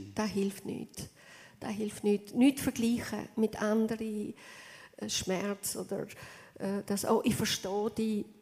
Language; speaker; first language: German; non-native, fluent; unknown